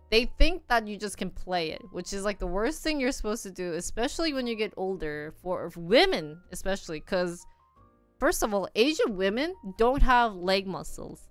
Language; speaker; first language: English; non-native, fluent; Korean